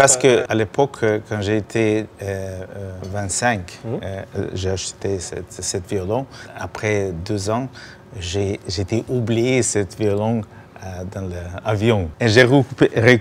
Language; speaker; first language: French; non-native, learner; Russian